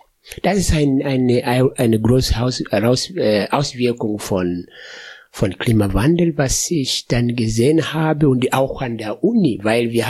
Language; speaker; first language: German; non-native, fluent; Swahili